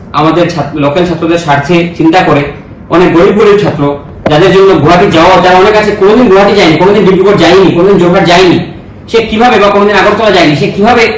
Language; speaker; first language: Bangla; native; Bangla